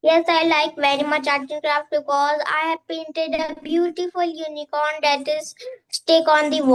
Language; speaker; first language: English; non-native, fluent; Hindi